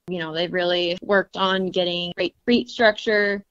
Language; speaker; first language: English; native; English